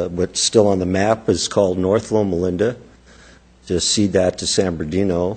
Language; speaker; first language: English; native; English